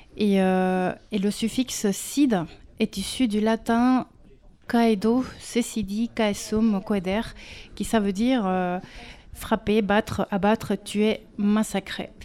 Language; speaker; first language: French; non-native, fluent; Spanish